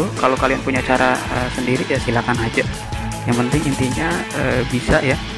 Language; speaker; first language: Indonesian; native; Indonesian